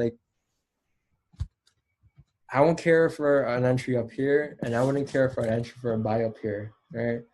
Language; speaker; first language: English; native; English